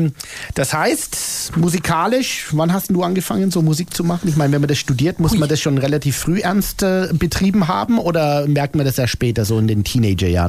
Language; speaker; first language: German; native; German